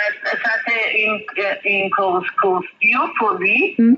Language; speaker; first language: French; non-native, fluent; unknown